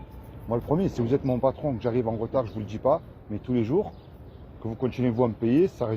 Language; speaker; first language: French; native; French